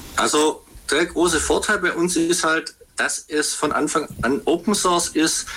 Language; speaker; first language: German; native; German